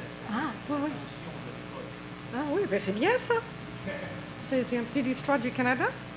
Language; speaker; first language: French; native; French